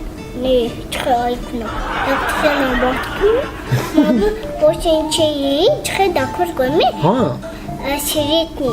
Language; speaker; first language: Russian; non-native, learner; Tajik